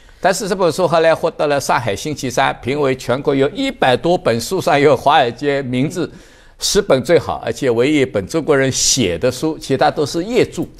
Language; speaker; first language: Chinese; native; Chinese